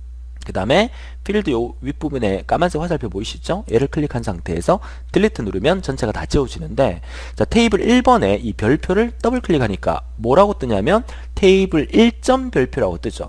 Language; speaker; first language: Korean; native; Korean